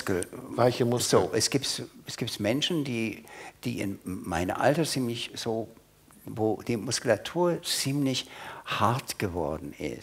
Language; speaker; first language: German; non-native, fluent; English